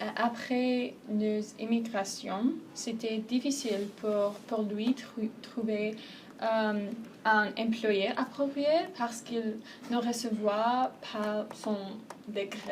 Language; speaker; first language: French; non-native, learner; Persian